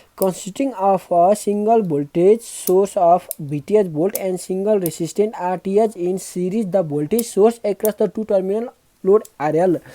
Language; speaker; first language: English; non-native, local second language; Nepali